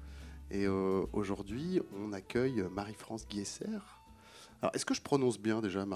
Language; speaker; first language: French; native; French